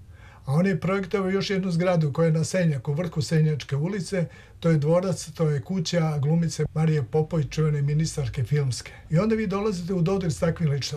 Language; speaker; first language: Serbian; native; Serbian